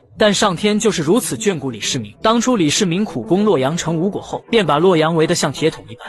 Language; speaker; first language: Chinese; native; Chinese